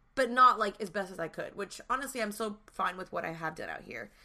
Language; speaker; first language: English; native; English